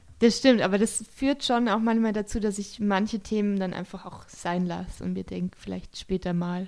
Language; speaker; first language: German; native; German